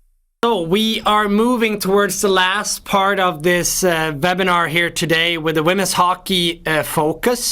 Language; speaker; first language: English; non-native, fluent; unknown